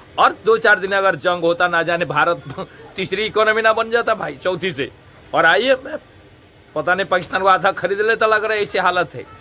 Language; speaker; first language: Hindi; native; Hindi